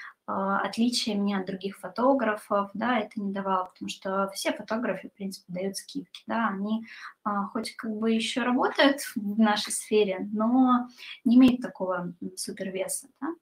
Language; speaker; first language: Russian; native; Russian